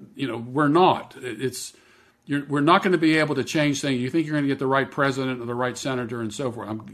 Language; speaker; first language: English; native; English